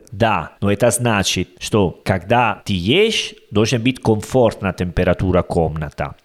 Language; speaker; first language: Russian; non-native, learner; Italian